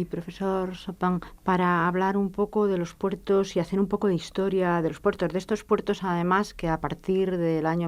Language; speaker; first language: Spanish; native; Spanish